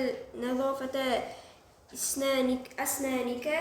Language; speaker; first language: Arabic; non-native, learner; Uzbek